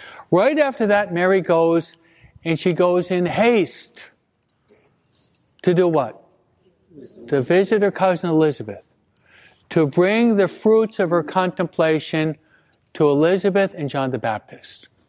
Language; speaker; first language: English; native; English